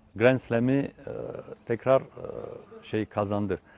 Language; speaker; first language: Turkish; non-native, fluent; Romanian